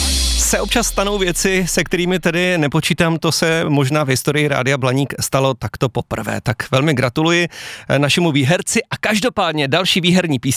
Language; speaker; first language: Czech; native; Czech